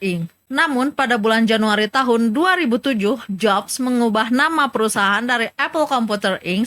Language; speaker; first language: Indonesian; native; Indonesian